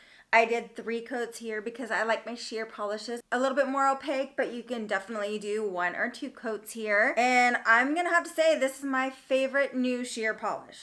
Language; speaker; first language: English; native; English